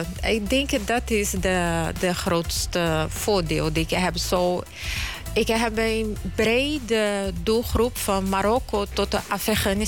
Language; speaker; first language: Dutch; non-native, fluent; Portuguese